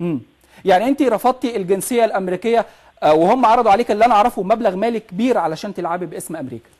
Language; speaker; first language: Arabic; native; Arabic